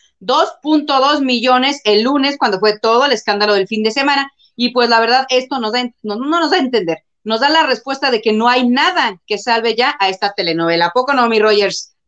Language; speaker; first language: Spanish; native; Spanish